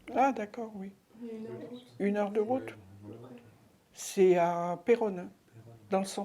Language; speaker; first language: French; native; French